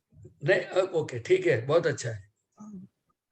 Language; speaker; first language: Hindi; non-native, local second language; Gujarati